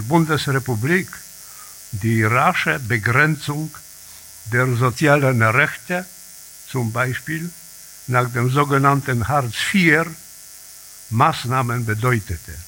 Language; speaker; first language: German; non-native, learner; Polish